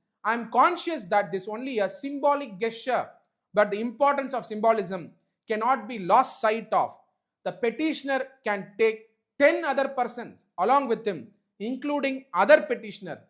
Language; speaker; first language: English; non-native, local second language; Tamil